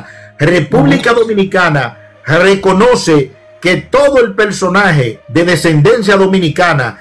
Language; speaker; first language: Spanish; native; Spanish